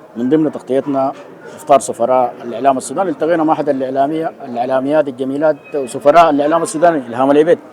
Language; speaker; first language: Arabic; native; Arabic